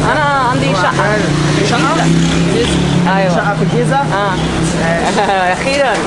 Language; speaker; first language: Arabic; non-native, learner; English